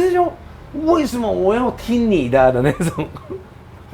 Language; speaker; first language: Chinese; non-native, fluent; Japanese